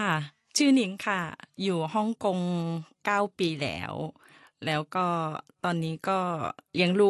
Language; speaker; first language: Cantonese; non-native, learner; Thai